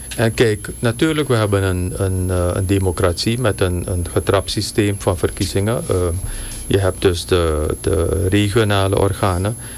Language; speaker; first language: Dutch; native; Dutch